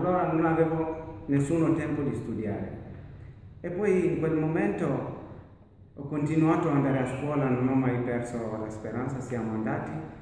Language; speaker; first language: Italian; non-native, learner; Masai